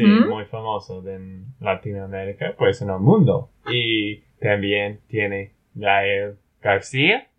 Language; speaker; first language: Spanish; non-native, learner; English